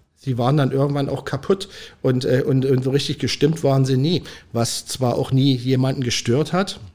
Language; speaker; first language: German; native; German